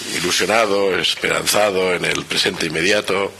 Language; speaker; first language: Spanish; non-native, local second language; Catalan